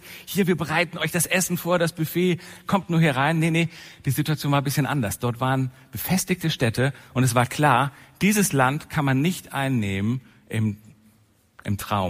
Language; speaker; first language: German; native; German